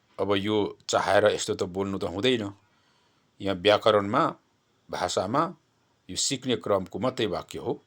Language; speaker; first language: Nepali; non-native, local second language; Limbu